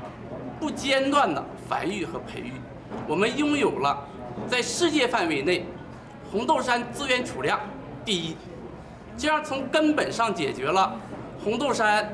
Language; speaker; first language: Chinese; native; Chinese